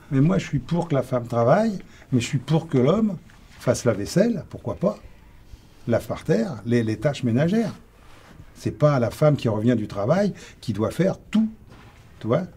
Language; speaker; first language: French; native; French